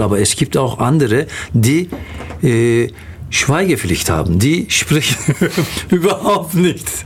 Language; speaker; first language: German; non-native, fluent; Turkish